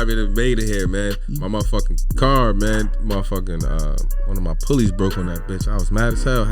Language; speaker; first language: English; native; English